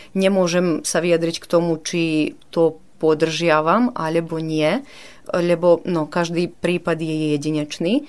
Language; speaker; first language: Slovak; native; Slovak